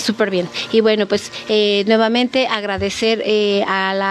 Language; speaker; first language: Spanish; native; Spanish